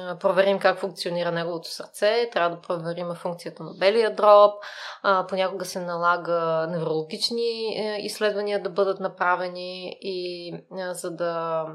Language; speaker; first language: Bulgarian; native; Bulgarian